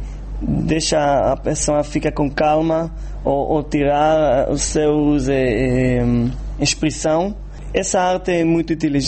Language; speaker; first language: Portuguese; non-native, fluent; Hebrew